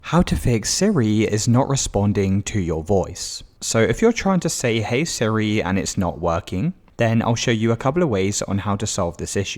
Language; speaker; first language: English; native; English